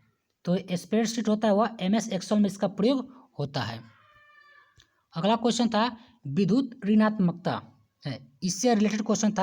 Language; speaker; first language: Hindi; native; Hindi